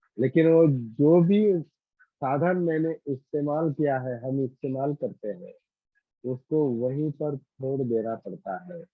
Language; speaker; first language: Hindi; non-native, local second language; Marathi